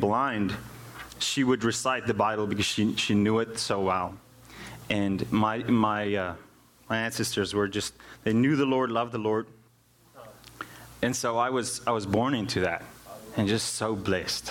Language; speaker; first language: English; non-native, local second language; Afrikaans